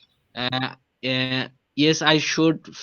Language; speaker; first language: English; non-native, learner; Bangla